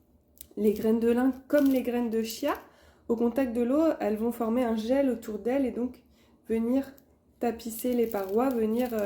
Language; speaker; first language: French; native; French